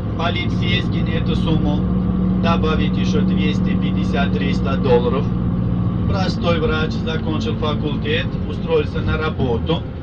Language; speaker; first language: Russian; non-native, fluent; Turkish